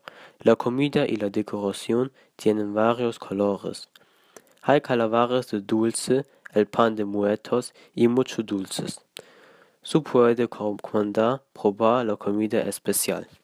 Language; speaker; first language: Spanish; non-native, learner; German